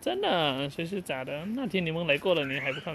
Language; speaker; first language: Chinese; non-native, learner; Thai